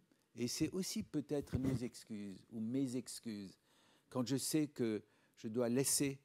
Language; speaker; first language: French; native; French